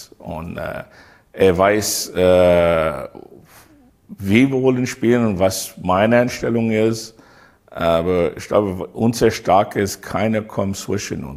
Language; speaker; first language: German; non-native, learner; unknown